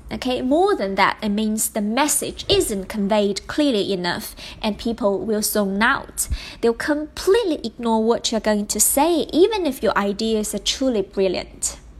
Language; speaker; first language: English; non-native, fluent; Chinese